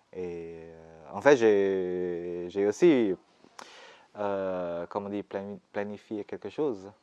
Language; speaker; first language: French; non-native, fluent; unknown